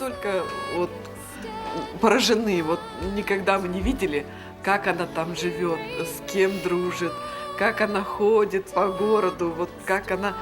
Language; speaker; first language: Russian; native; Russian